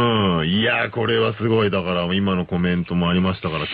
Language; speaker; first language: Japanese; native; Japanese